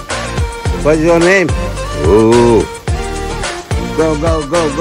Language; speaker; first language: English; non-native, learner; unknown